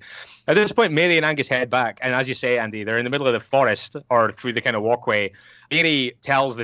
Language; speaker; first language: English; native; English